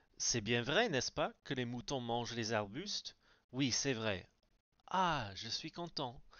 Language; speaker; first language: French; non-native, fluent; English